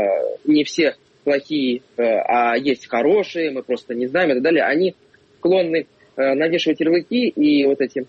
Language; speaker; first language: Russian; native; Russian